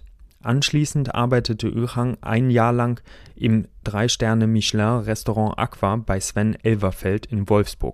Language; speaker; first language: German; native; German